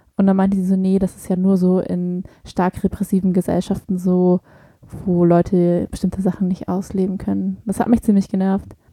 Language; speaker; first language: German; early bilingual, other home language; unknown